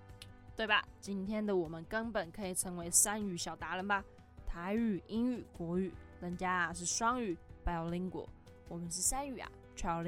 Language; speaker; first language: Chinese; native; Chinese